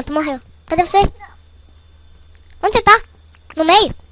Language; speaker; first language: Portuguese; native; Portuguese